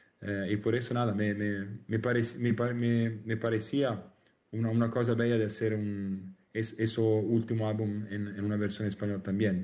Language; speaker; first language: Spanish; non-native, learner; Italian